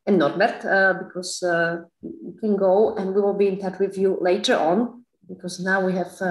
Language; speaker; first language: English; non-native, fluent; Slovak